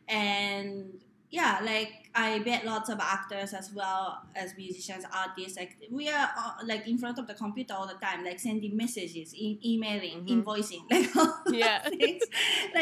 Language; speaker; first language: English; non-native, fluent; Japanese